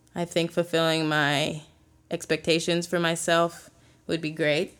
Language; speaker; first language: English; native; English